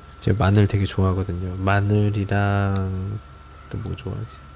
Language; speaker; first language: Korean; native; Korean